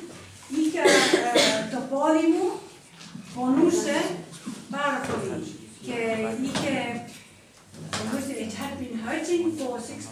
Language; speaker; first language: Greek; non-native, learner; English